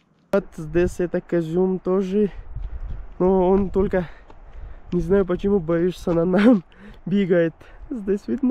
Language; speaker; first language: Russian; non-native, learner; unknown